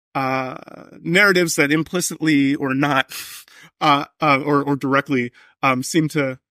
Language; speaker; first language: English; native; English